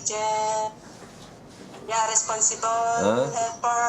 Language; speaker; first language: English; non-native, learner; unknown